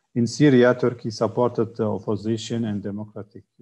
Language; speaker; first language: English; non-native, fluent; Turkish